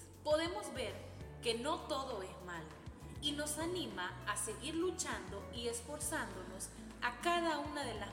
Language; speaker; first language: Spanish; native; Spanish